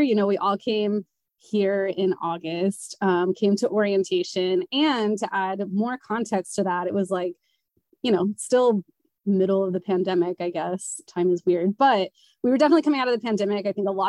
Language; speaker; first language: English; native; English